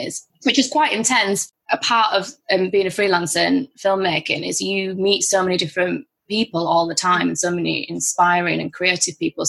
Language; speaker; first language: English; native; English